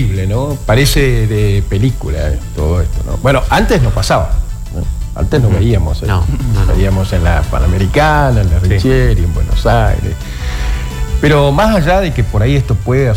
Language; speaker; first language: Spanish; native; Spanish